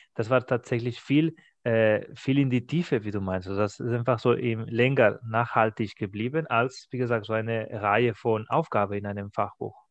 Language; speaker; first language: German; non-native, fluent; Spanish